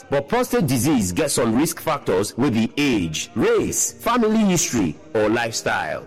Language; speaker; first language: Nigerian Pidgin; non-native, local second language; Yoruba